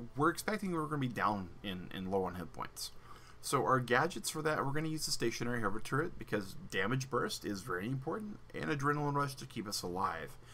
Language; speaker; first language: English; native; English